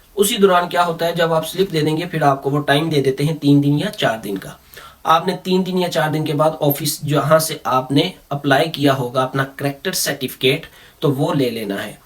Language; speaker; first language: Urdu; non-native, local second language; Punjabi